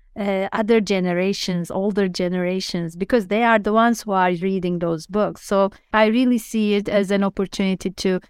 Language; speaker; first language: English; non-native, fluent; Turkish